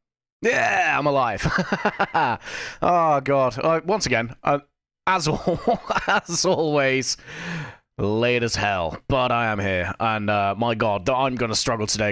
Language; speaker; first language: English; native; English